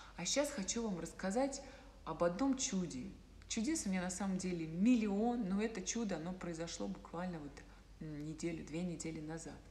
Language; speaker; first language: Russian; native; Russian